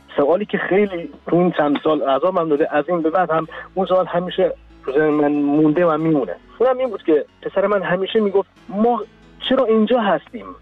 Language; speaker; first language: Persian; non-native, local second language; Central Kurdish